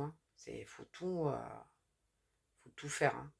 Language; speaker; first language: French; native; French